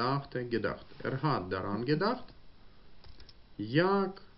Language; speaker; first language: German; non-native, fluent; Ukrainian